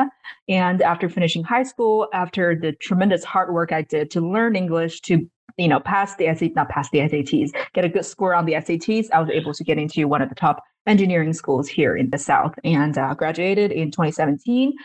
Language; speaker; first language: English; non-native, fluent; Chinese